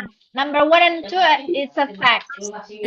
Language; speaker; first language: English; non-native, learner; Indonesian